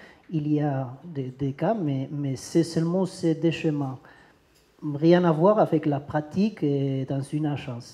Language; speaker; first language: French; non-native, learner; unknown